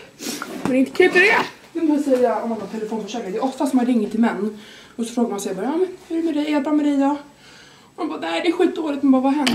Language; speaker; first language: Swedish; native; Swedish